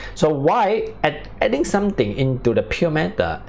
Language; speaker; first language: English; non-native, local second language; Chinese